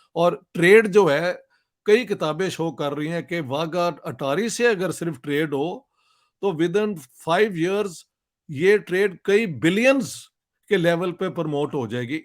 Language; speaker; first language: Urdu; non-native, local second language; Punjabi